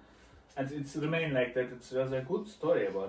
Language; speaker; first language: English; non-native, learner; Turkish